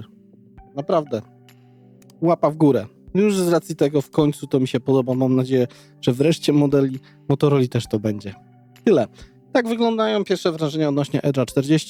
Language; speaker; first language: Polish; native; Polish